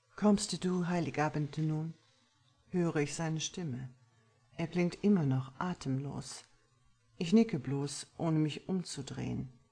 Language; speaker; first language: German; native; German